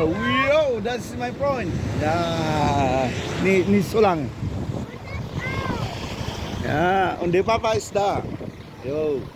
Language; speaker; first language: German; non-native, learner; Filipino